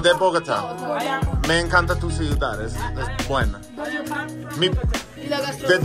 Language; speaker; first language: Spanish; non-native, learner; English